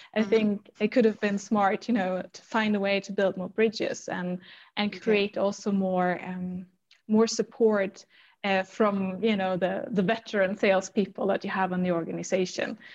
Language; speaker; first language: English; non-native, fluent; German